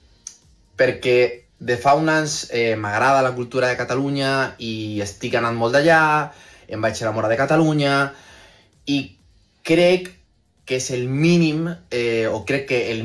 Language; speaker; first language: Catalan; non-native, local second language; Spanish